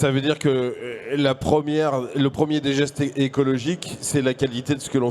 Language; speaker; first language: French; native; French